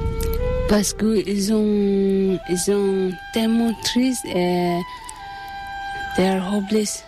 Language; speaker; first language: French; non-native, learner; Tibetan